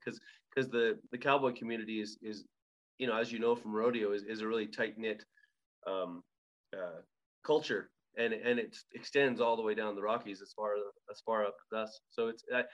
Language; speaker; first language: English; native; English